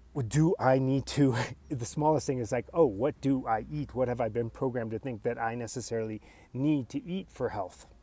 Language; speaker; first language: English; early bilingual, other home language; Spanish